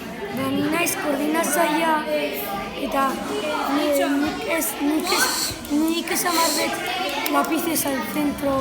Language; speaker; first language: Basque; non-native, local second language; Spanish